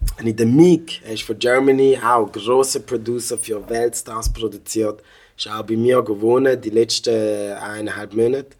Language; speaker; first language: German; native; German